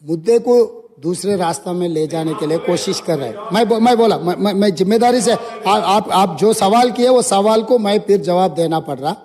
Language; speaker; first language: Hindi; non-native, local second language; Telugu